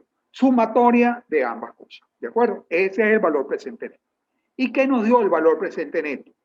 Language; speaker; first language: Spanish; native; Spanish